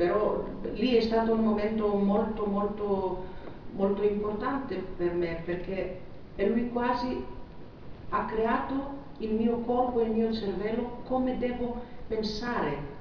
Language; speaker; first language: Italian; non-native, fluent; Greek